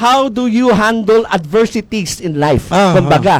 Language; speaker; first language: English; non-native, local second language; Hiligaynon